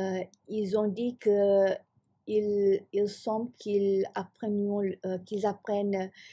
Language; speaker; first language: French; non-native, fluent; Malay